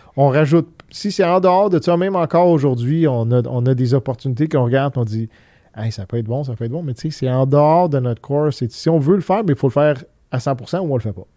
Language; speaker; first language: French; early bilingual, other home language; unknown